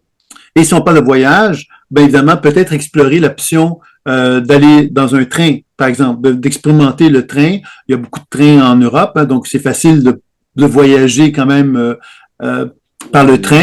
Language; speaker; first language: French; native; French